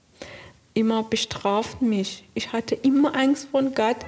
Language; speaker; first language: German; non-native, learner; Persian